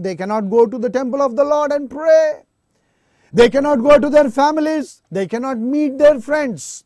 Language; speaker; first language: English; non-native, local second language; Telugu